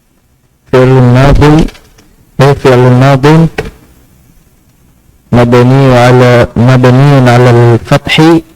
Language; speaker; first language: Arabic; non-native, learner; Indonesian